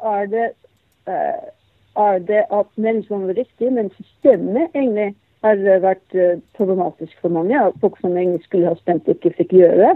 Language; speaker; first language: Norwegian; non-native, fluent; English